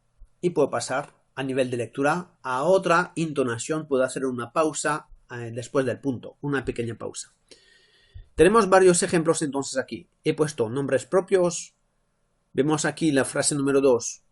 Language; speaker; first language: Spanish; non-native, fluent; French